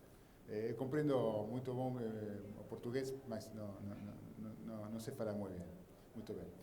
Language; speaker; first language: Portuguese; non-native, learner; Spanish